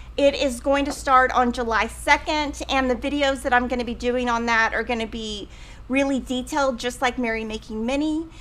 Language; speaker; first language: English; native; English